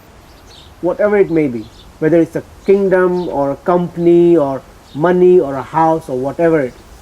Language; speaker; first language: English; early bilingual, heritage; Gujarati